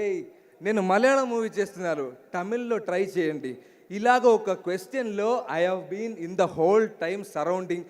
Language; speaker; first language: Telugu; non-native, learner; Malayalam